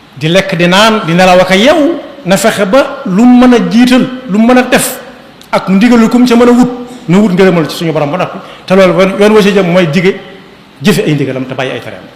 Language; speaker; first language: Wolof; native; Wolof